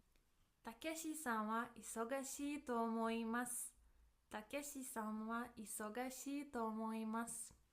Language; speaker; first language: Japanese; non-native, fluent; English